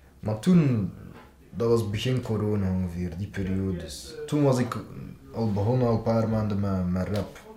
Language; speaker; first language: Dutch; early bilingual, other home language; Turkish